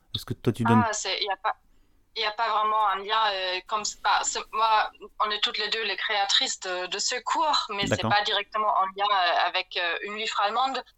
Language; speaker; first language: French; non-native, fluent; German